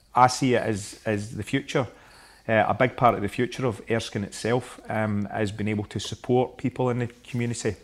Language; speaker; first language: English; native; English